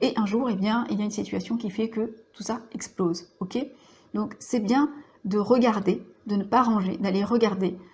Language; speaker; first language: French; native; French